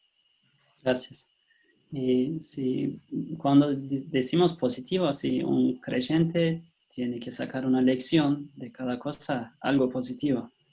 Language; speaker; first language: Spanish; non-native, fluent; Turkish